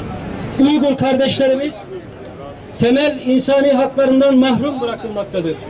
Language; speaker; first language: Turkish; native; Turkish